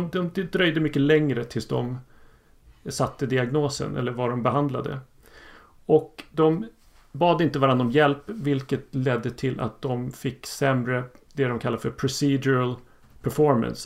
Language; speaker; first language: Swedish; native; Swedish